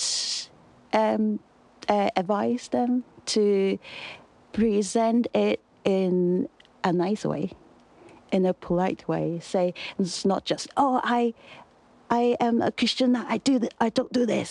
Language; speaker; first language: English; non-native, local second language; Cantonese